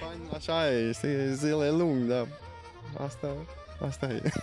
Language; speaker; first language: Romanian; non-native, learner; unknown